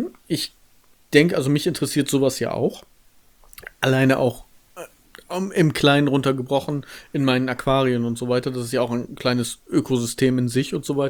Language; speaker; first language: German; native; German